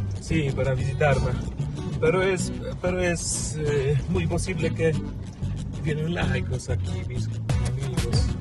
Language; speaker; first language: Spanish; non-native, learner; Polish